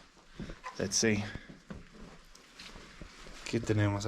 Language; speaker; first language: Spanish; non-native, learner; Danish